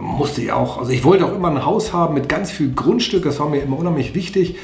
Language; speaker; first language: German; native; German